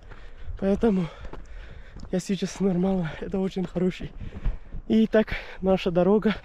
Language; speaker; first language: Russian; non-native, learner; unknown